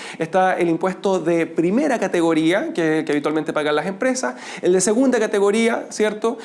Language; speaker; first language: Spanish; native; Spanish